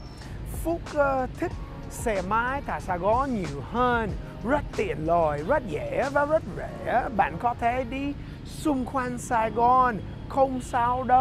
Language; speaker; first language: Vietnamese; early bilingual, heritage; English